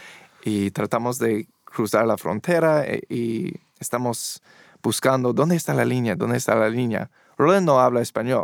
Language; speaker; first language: Spanish; non-native, fluent; English